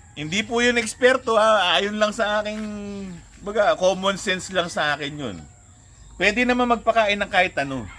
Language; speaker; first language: Filipino; non-native, local second language; Pampanga